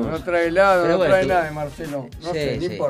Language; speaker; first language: Spanish; native; Spanish